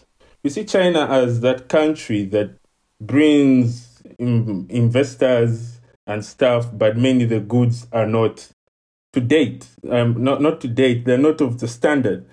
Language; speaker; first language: English; non-native, local second language; Ganda